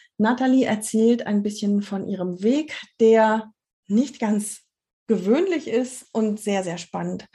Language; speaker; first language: German; native; German